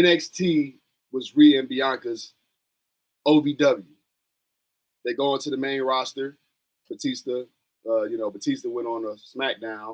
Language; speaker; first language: English; native; English